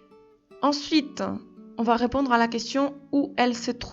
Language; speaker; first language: French; non-native, fluent; Spanish